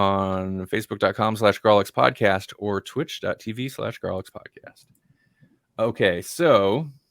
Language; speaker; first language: English; native; English